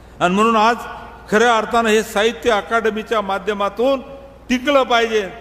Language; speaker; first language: Marathi; non-native, local second language; Lambadi